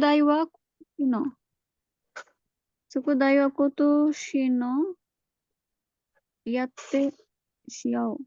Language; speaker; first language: Japanese; non-native, learner; Bangla